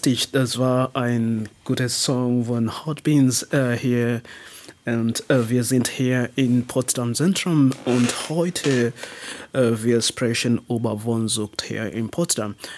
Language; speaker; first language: German; non-native, learner; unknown